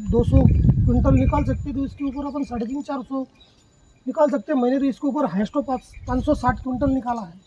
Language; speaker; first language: Hindi; non-native, local second language; Marathi